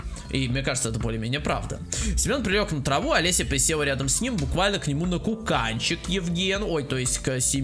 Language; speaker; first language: Russian; native; Russian